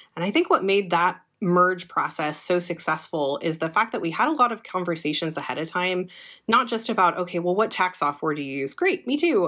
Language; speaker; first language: English; native; English